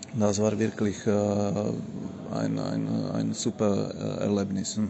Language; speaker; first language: German; non-native, learner; Slovak